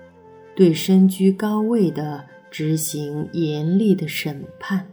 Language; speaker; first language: Chinese; native; Chinese